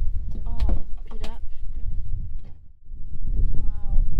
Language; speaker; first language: Spanish; non-native, learner; French